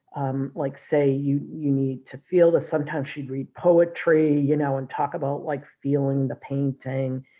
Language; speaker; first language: English; native; English